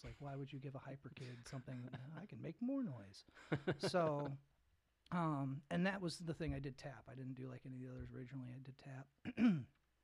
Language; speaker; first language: English; native; English